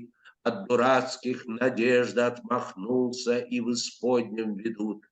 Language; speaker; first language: Russian; native; Russian